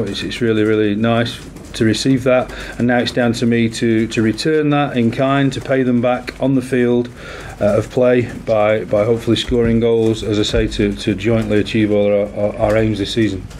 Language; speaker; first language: English; native; English